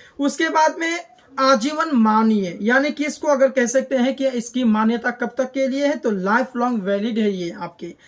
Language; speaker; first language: Hindi; native; Hindi